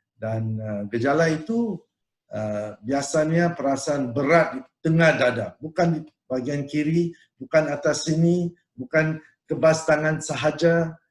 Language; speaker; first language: Malay; non-native, local second language; Tamil